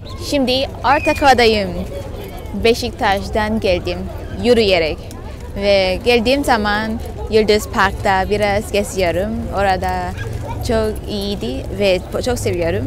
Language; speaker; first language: Turkish; non-native, learner; Thai